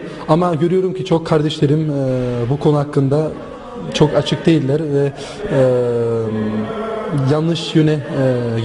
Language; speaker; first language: Turkish; non-native, local second language; German